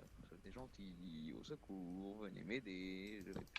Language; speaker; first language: French; native; French